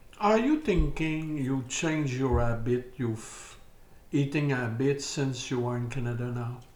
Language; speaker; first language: English; non-native, learner; French